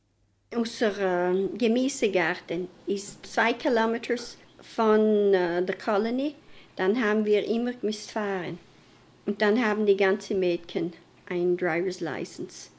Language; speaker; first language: German; early bilingual, heritage; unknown